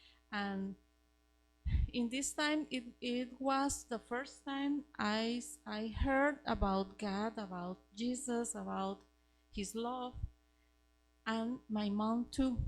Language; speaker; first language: English; non-native, learner; Spanish